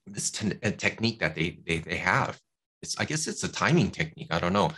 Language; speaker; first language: English; native; English